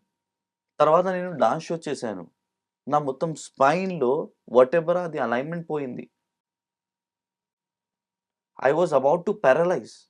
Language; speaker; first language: Telugu; non-native, local second language; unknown